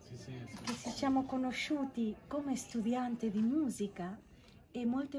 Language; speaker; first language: Italian; non-native, fluent; Catalan